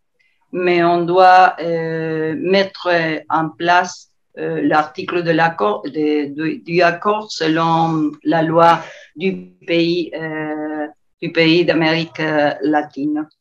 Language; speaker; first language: French; non-native, learner; Spanish